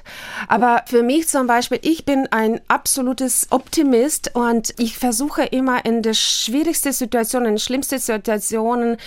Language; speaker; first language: German; non-native, fluent; Ukrainian